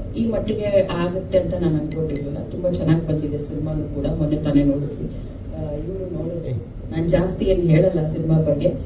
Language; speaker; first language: Kannada; non-native, local second language; Tulu